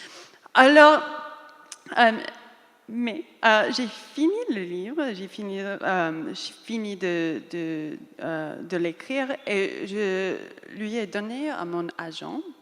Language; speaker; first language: French; non-native, fluent; English